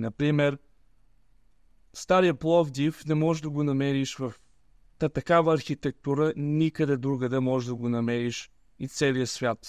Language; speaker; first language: Bulgarian; early bilingual, heritage; Bulgarian